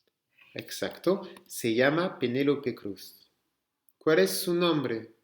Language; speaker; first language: Spanish; non-native, fluent; French